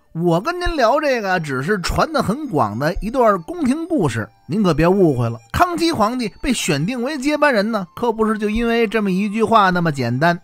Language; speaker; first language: Chinese; native; Chinese